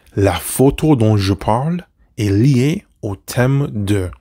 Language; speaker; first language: French; non-native, fluent; English